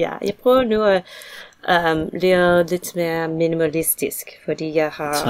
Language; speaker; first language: Danish; non-native, fluent; English